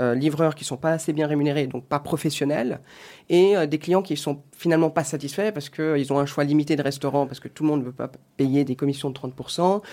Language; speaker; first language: French; native; French